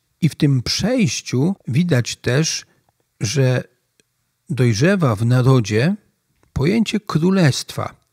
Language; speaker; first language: Polish; native; Polish